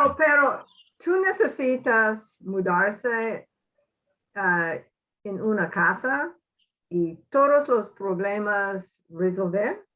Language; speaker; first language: Spanish; non-native, learner; English